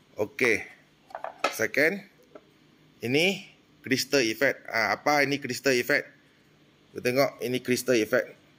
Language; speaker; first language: Malay; non-native, local second language; Min Nan Chinese